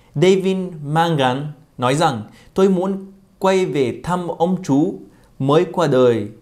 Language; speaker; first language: Vietnamese; non-native, fluent; Arabic